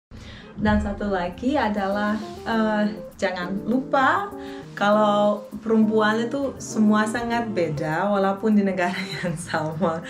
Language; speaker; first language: Indonesian; non-native, fluent; Russian